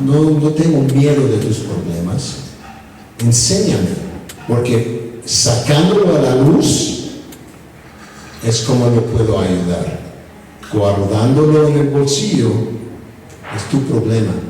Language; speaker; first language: Spanish; non-native, fluent; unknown